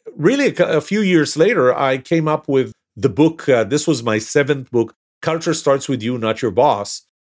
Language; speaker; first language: English; non-native, fluent; Hebrew